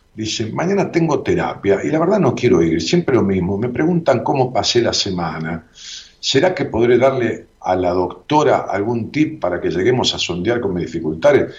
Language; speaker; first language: Spanish; native; Spanish